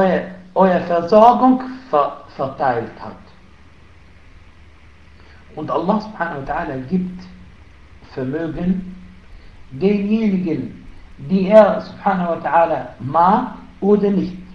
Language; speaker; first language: German; non-native, fluent; Arabic